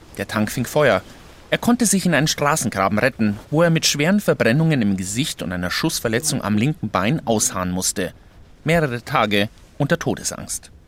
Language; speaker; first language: German; native; German